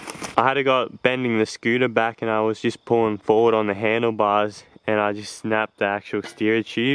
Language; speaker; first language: English; native; English